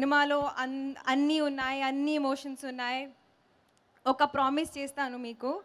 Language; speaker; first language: Telugu; non-native, local second language; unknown